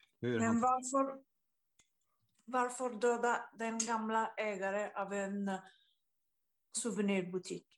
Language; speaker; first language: Swedish; non-native, fluent; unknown